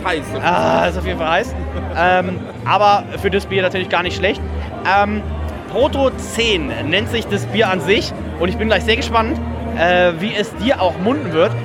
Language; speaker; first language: German; native; German